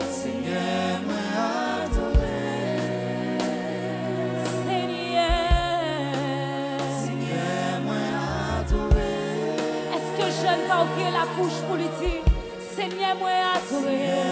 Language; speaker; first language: French; native; French